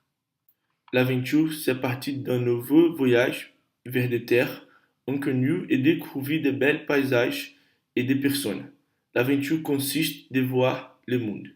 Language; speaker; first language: French; non-native, learner; Portuguese